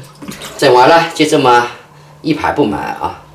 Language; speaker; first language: Chinese; native; Chinese